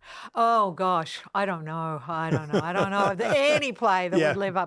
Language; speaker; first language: English; non-native, fluent; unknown